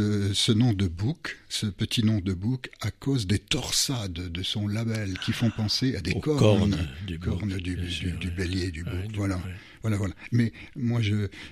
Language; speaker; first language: French; non-native, local second language; Luxembourgish